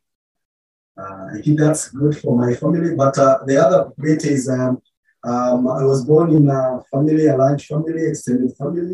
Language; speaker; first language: English; non-native, local second language; Kikuyu